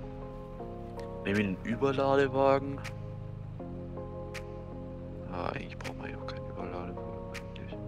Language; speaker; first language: German; native; German